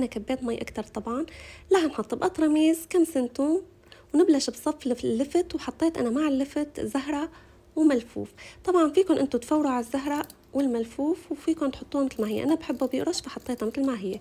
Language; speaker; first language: Arabic; native; Arabic